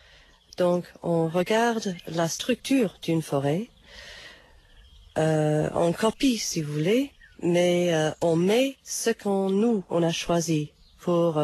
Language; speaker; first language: French; non-native, fluent; English